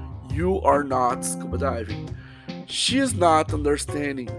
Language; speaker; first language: English; non-native, fluent; Portuguese